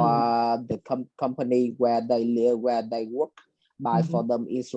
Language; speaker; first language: English; non-native, learner; Vietnamese